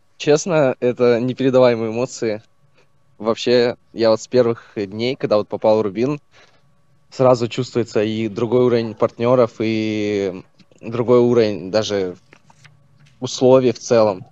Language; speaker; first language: Russian; native; Russian